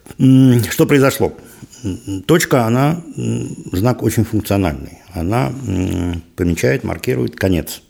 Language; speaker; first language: Russian; native; Russian